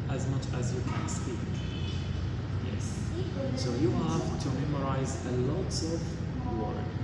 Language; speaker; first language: English; non-native, learner; Arabic